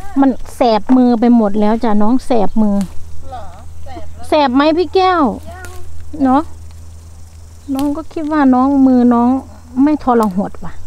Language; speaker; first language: Thai; non-native, local second language; Northeastern Thai